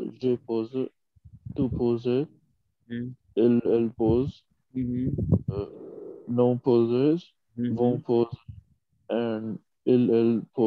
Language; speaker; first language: French; non-native, learner; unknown